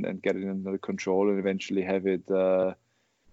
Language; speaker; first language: English; non-native, fluent; German